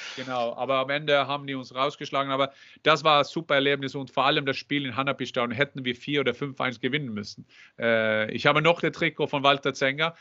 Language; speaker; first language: German; non-native, fluent; Norwegian